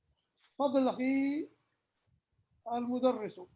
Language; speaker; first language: Arabic; non-native, fluent; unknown